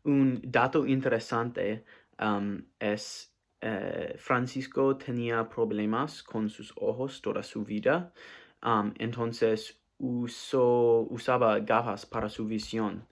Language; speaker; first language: Spanish; non-native, learner; English